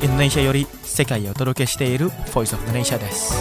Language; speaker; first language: Japanese; non-native, fluent; Indonesian